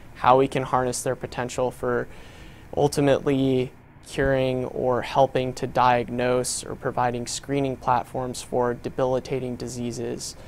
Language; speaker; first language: English; native; English